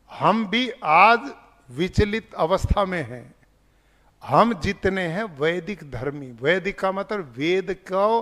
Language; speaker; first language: Hindi; native; Hindi